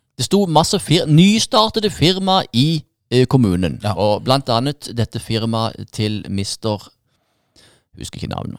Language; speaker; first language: Norwegian; native; Norwegian